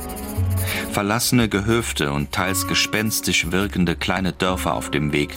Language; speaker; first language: German; native; German